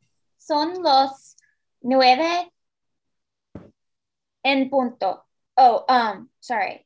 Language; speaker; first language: Spanish; non-native, learner; English